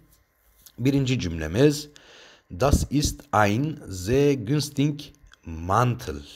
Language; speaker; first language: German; non-native, fluent; Turkish